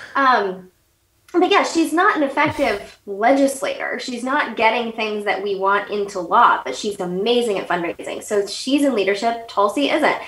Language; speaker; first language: English; native; English